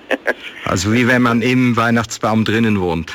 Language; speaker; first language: German; native; German